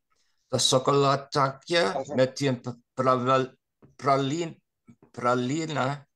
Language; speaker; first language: Greek; non-native, learner; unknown